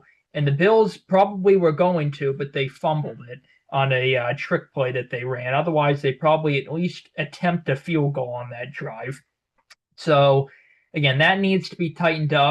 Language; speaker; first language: English; native; English